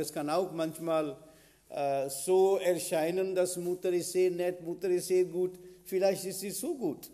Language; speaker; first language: German; non-native, fluent; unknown